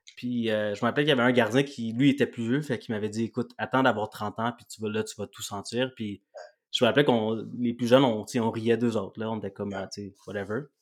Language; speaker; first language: French; native; French